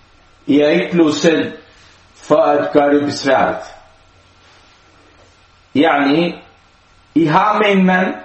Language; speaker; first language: Danish; non-native, local second language; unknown